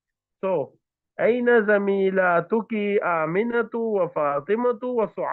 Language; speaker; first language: Arabic; non-native, fluent; Hindi